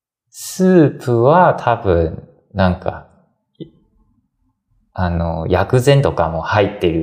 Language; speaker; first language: Japanese; non-native, fluent; Chinese